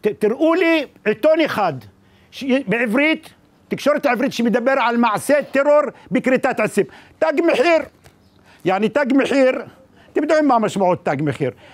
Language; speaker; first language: Hebrew; non-native, local second language; Arabic